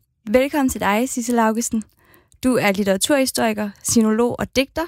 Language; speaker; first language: Danish; native; Danish